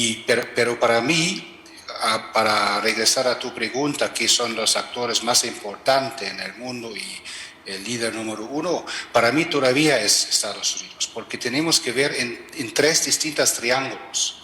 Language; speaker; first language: Spanish; non-native, fluent; German